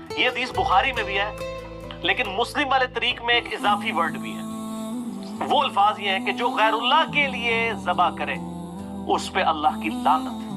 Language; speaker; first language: Urdu; non-native, local second language; Punjabi